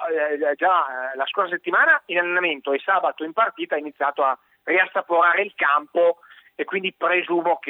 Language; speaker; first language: Italian; native; Italian